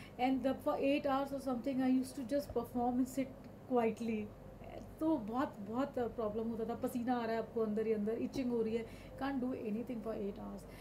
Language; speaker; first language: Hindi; native; Hindi